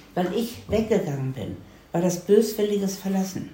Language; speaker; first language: German; native; German